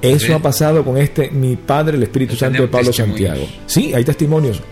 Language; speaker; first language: Spanish; native; Spanish